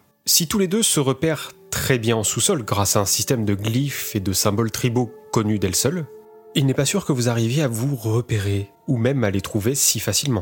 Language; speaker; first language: French; native; French